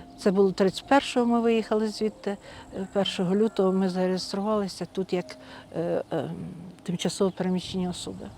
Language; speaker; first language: Ukrainian; native; Ukrainian